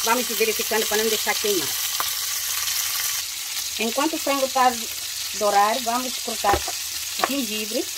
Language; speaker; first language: Portuguese; non-native, local second language; Upper Guinea Crioulo